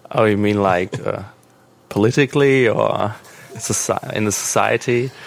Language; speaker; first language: English; non-native, fluent; German